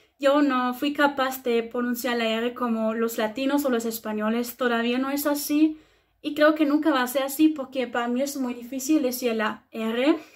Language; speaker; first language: Spanish; non-native, fluent; German